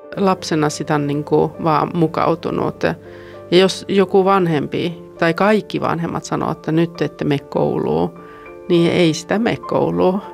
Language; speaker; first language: Finnish; early bilingual, heritage; Finnish